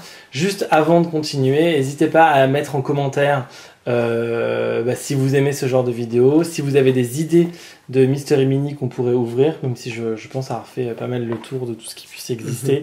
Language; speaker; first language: French; native; French